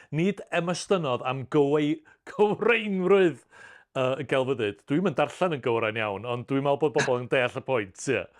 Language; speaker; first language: Welsh; native; Welsh